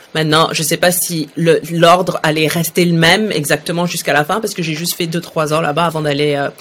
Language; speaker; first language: French; early bilingual, other home language; Arabic